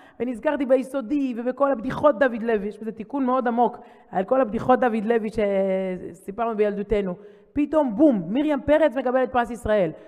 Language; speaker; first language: Hebrew; native; Hebrew